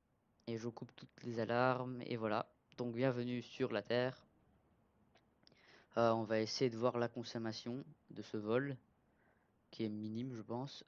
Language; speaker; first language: French; native; French